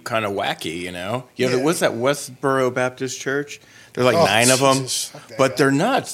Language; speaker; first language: English; native; English